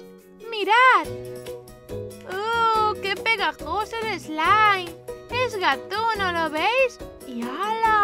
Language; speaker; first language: Spanish; native; Spanish